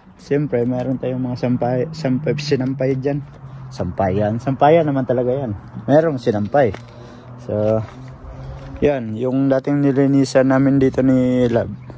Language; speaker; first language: Filipino; non-native, local second language; Cebuano